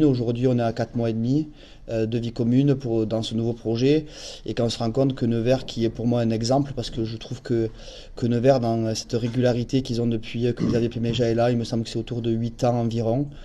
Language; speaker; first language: French; native; French